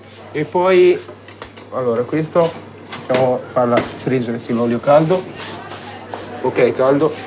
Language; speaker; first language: Italian; non-native, learner; Arabic